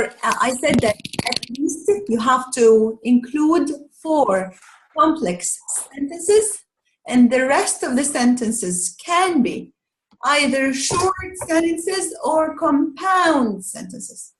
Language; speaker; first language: English; non-native, fluent; Arabic